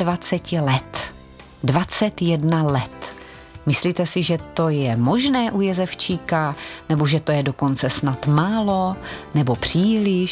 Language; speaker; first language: Czech; native; Czech